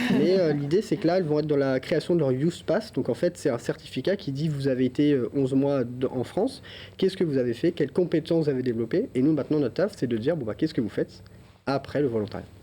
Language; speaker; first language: French; native; French